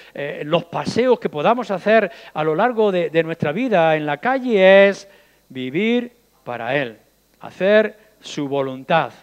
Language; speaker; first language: Spanish; native; Spanish